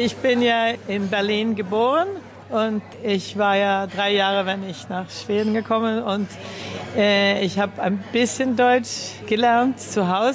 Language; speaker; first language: German; early bilingual, heritage; Swedish